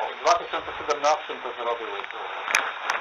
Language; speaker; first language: Polish; non-native, learner; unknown